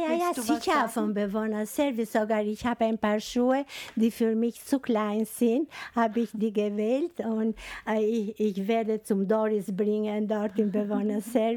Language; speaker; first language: German; non-native, fluent; Albanian